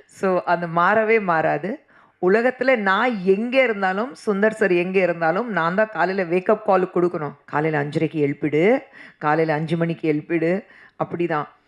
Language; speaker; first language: Tamil; non-native, fluent; Hindi